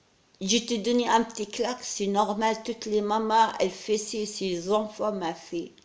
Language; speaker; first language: French; non-native, learner; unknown